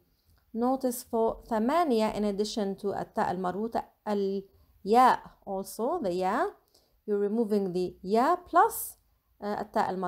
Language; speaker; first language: Arabic; non-native, fluent; English